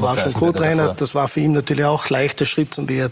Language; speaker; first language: German; native; German